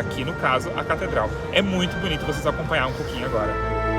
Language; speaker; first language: Portuguese; native; Portuguese